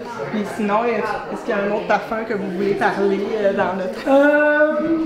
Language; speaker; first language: French; native; French